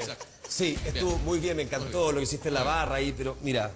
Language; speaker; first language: Spanish; native; Spanish